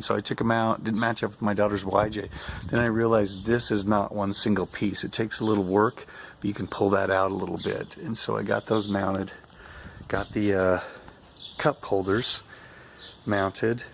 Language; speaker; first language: English; native; English